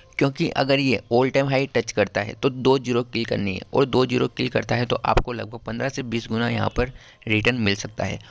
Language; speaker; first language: Hindi; native; Hindi